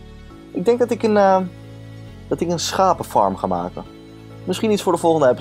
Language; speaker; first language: Dutch; native; Dutch